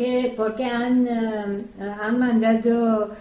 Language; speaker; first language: Spanish; non-native, fluent; Armenian